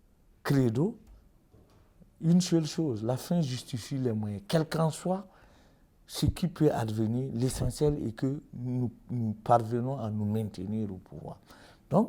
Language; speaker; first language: French; native; French